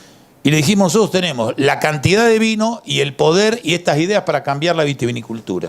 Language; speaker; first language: Spanish; native; Spanish